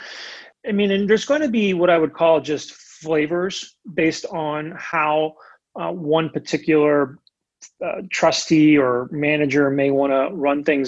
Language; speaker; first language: English; native; English